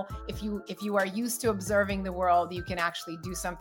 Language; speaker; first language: English; early bilingual, other home language; Russian